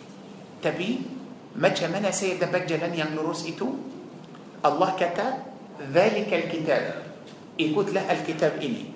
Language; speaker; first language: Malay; non-native, fluent; Arabic